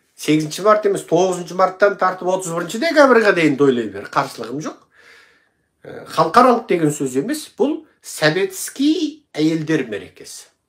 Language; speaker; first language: Kazakh; native; Kazakh